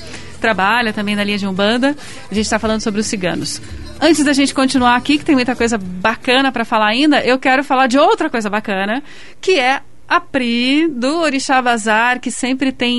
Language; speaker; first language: Portuguese; native; Portuguese